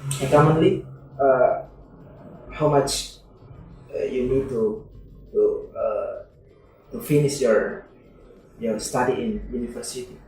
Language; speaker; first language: English; non-native, learner; Indonesian